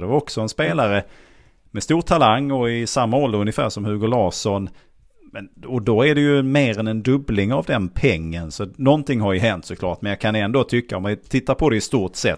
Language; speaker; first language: Swedish; native; Swedish